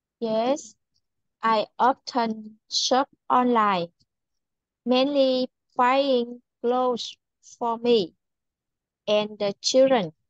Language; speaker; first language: English; non-native, learner; Vietnamese